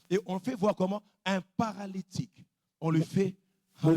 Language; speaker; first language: French; non-native, local second language; Lingala